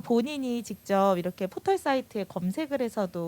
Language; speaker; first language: Korean; native; Korean